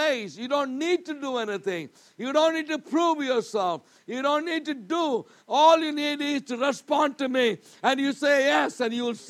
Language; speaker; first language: English; non-native, local second language; Malayalam